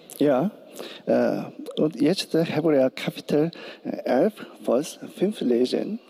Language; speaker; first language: German; non-native, learner; Korean